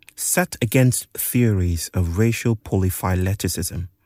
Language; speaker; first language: English; non-native, local second language; Yoruba